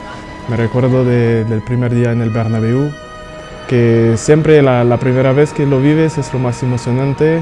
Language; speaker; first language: Spanish; non-native, fluent; French